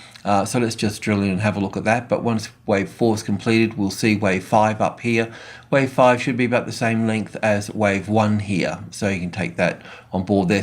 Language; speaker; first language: English; native; English